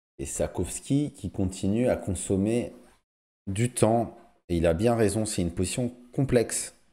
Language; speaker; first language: French; native; French